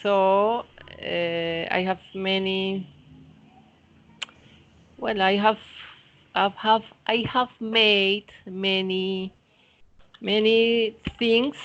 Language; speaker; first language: English; non-native, fluent; Spanish